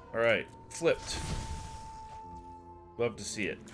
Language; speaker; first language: English; native; English